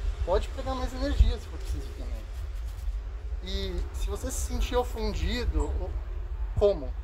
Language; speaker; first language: Portuguese; native; Portuguese